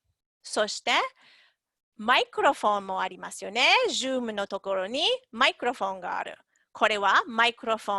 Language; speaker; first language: Japanese; non-native, fluent; English